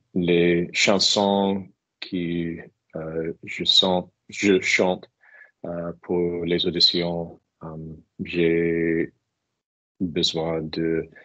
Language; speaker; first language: French; non-native, learner; English